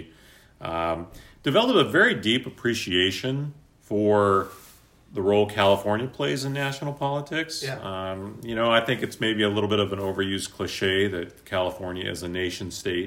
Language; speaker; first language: English; native; English